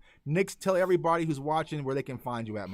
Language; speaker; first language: English; native; English